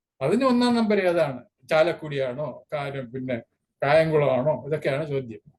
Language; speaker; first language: Malayalam; native; Malayalam